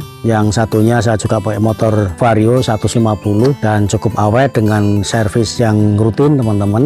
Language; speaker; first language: Indonesian; native; Indonesian